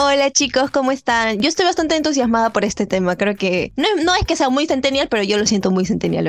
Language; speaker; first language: Spanish; native; Spanish